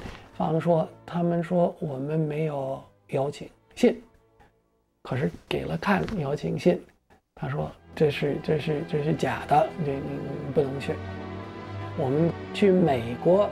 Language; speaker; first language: Chinese; non-native, fluent; English